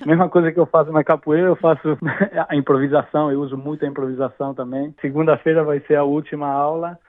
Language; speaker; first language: Portuguese; non-native, fluent; Italian